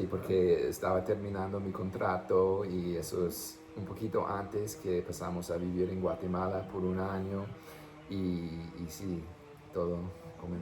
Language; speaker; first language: Spanish; non-native, fluent; English